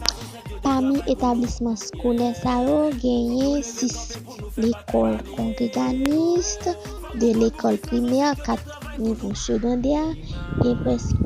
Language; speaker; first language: French; non-native, learner; Haitian Creole